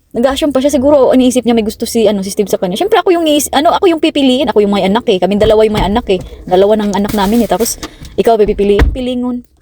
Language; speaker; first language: Filipino; non-native, local second language; Cebuano